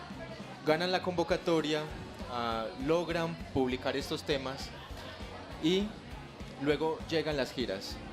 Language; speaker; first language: Spanish; native; Spanish